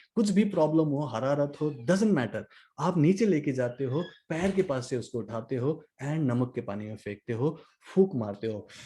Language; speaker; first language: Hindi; non-native, local second language; Nepali